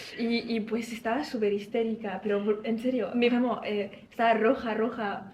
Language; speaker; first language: Spanish; non-native, local second language; Tachelhit